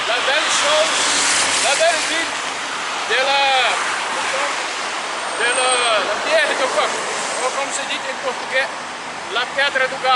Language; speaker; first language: French; non-native, learner; Portuguese